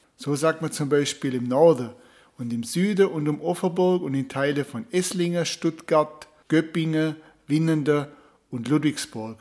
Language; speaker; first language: German; native; German